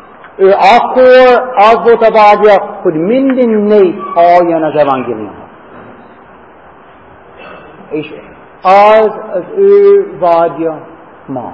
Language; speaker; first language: Hungarian; non-native, fluent; English